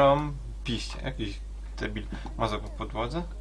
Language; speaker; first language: Polish; native; Polish